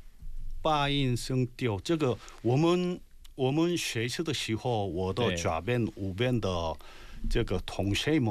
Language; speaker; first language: Chinese; non-native, learner; Korean